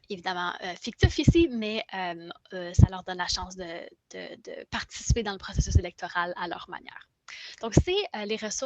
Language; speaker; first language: French; native; French